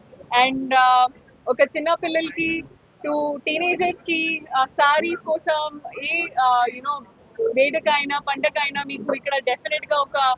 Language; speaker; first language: Telugu; non-native, local second language; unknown